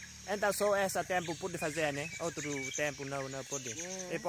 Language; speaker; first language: Portuguese; non-native, learner; Vietnamese